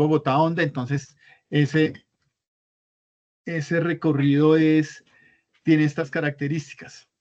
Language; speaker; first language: Spanish; native; Spanish